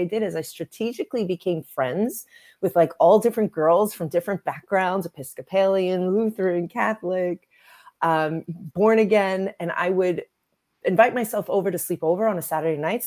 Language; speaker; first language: English; native; English